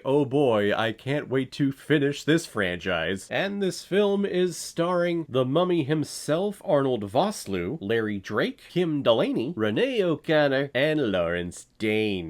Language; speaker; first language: English; native; English